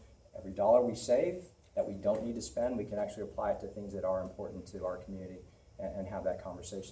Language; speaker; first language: English; native; English